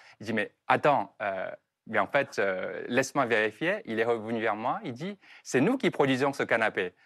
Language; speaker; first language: French; non-native, fluent; Chinese